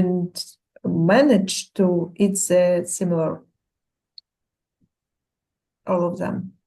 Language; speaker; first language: English; non-native, learner; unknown